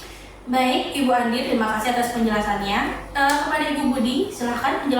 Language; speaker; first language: Indonesian; native; Indonesian